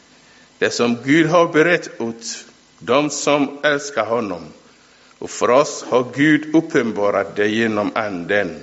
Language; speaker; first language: Swedish; non-native, fluent; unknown